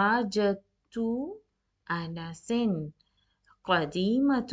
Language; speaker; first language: Arabic; non-native, fluent; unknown